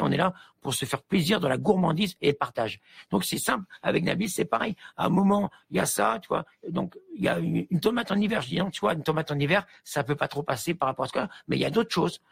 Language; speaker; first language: French; native; French